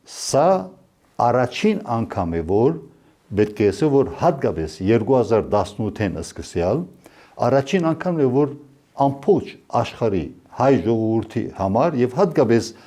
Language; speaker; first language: Armenian; early bilingual, heritage; Armenian